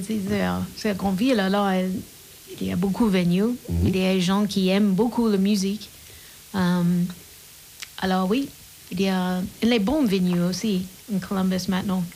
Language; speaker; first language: French; non-native, learner; English